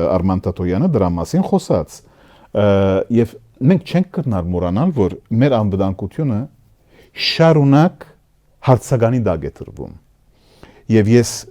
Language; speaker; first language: Armenian; early bilingual, heritage; Armenian